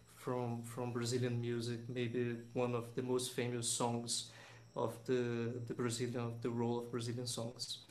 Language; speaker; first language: English; non-native, fluent; Portuguese